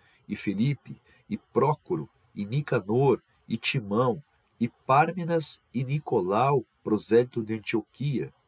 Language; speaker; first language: Portuguese; native; Portuguese